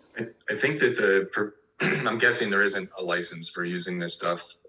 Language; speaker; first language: English; native; English